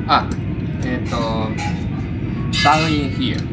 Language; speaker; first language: English; non-native, learner; Japanese